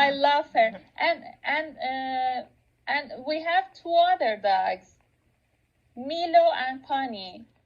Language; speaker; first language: English; non-native, local second language; Persian